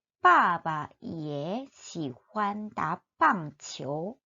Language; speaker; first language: Chinese; non-native, fluent; Korean